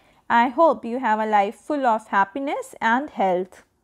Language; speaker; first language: English; non-native, local second language; Hindi